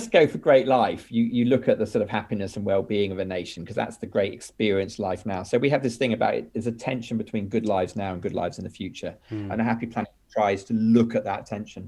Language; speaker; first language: English; native; English